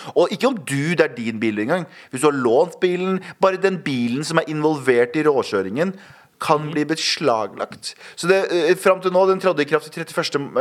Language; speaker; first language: Norwegian; early bilingual, other home language; Kurdish